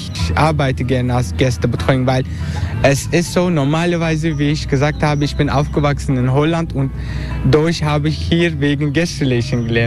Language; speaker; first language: German; non-native, fluent; Turkish